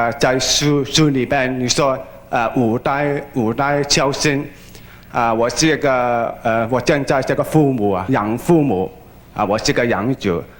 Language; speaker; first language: Chinese; early bilingual, heritage; Chinese